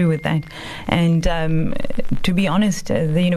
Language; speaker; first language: English; native; English